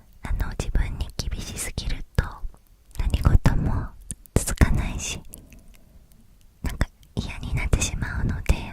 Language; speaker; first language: Japanese; native; Japanese